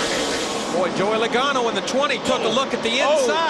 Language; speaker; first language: English; native; English